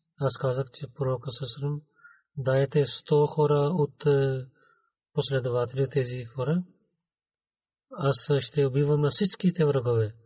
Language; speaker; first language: Bulgarian; non-native, learner; Urdu